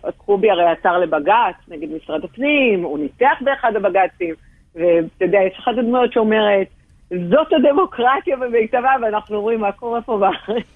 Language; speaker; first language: Hebrew; native; Hebrew